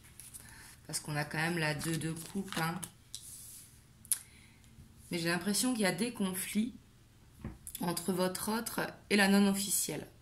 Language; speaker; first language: French; native; French